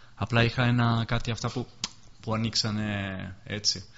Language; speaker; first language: Greek; non-native, fluent; Italian